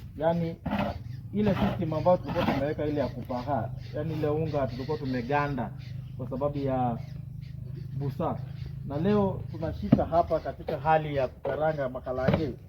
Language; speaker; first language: Swahili; non-native, local second language; Luyia